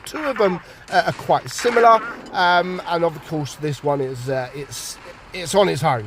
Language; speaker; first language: English; native; English